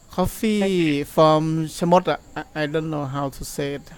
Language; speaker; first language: English; non-native, learner; Thai